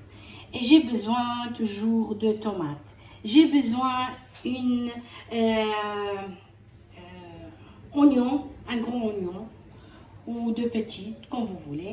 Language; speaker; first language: French; non-native, fluent; Arabic